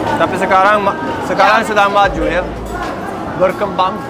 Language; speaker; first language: Indonesian; non-native, fluent; Norwegian